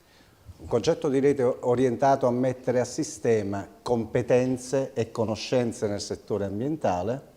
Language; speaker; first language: Italian; native; Italian